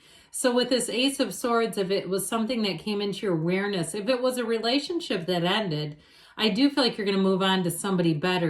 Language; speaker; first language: English; native; English